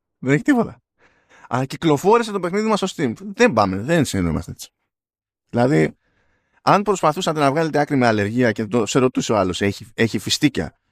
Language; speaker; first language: Greek; native; Greek